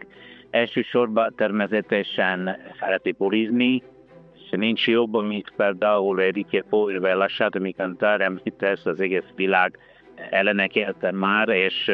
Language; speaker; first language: Hungarian; non-native, learner; Italian